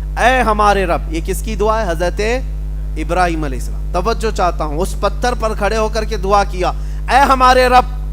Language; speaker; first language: Urdu; native; Urdu